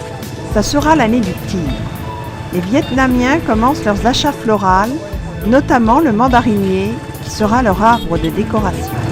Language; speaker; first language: French; native; French